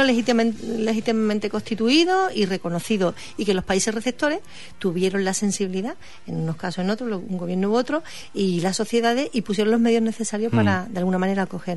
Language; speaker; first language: Spanish; native; Spanish